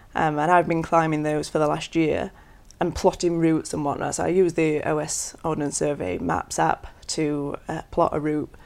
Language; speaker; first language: English; native; English